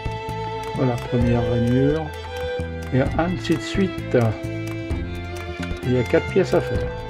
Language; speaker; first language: French; native; French